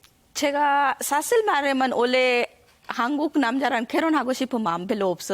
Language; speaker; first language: Korean; non-native, learner; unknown